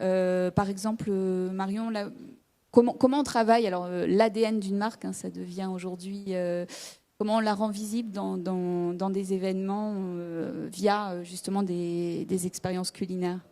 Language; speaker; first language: French; native; French